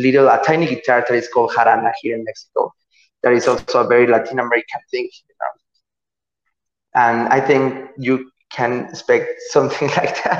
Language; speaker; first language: English; non-native, learner; Spanish